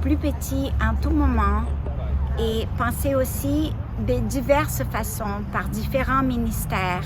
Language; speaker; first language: French; native; French